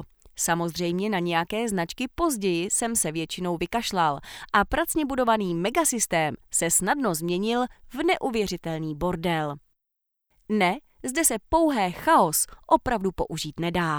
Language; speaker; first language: Czech; native; Czech